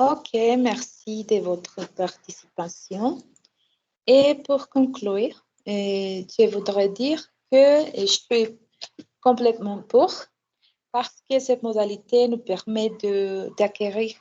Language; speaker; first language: French; non-native, learner; Spanish